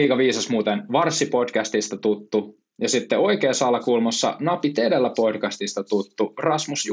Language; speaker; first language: Finnish; native; Finnish